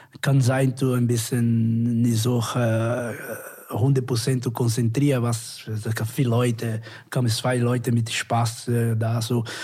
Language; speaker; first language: German; non-native, learner; Portuguese